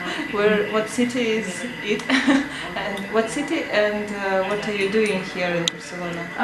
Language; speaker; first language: English; non-native, learner; Russian